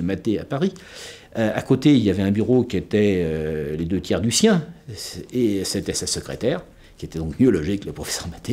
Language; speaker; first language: French; native; French